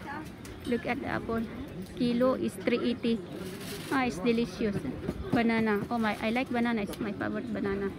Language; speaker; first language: English; non-native, local second language; Filipino